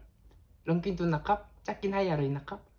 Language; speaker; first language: Thai; non-native, learner; Korean